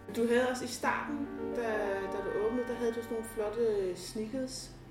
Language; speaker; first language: Danish; native; Danish